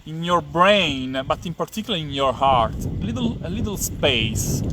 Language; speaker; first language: English; non-native, fluent; Italian